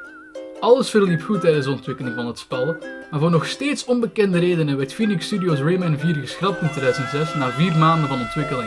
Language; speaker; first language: Dutch; native; Dutch